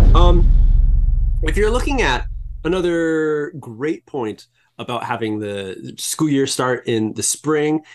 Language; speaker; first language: English; native; English